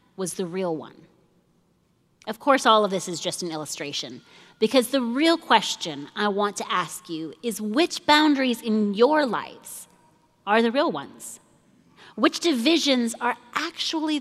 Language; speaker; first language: English; native; English